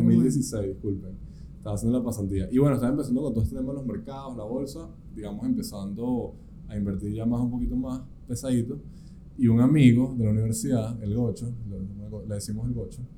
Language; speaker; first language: Spanish; native; Spanish